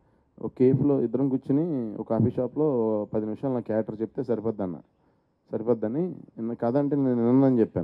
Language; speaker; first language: Telugu; native; Telugu